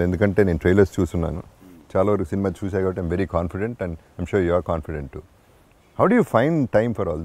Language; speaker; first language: Telugu; native; Telugu